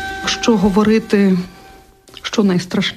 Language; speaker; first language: Polish; non-native, learner; Ukrainian